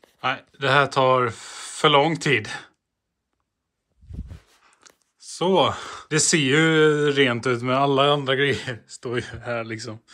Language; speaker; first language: Swedish; native; Swedish